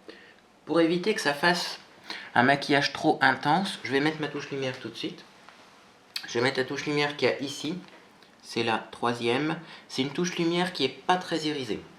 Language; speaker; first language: French; native; French